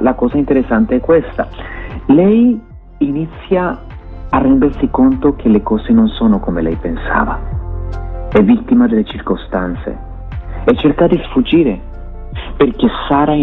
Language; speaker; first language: Italian; non-native, fluent; Spanish